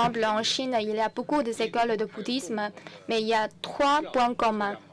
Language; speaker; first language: French; non-native, fluent; Chinese